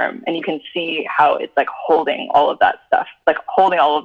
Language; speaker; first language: English; native; English